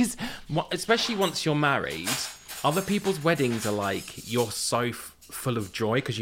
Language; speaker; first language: English; native; English